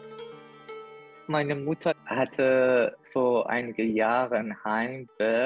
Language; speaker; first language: German; non-native, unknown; Persian